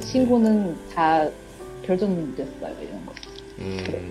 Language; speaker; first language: Korean; non-native, learner; Chinese